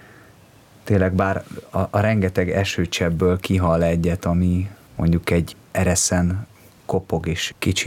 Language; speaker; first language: Hungarian; native; Hungarian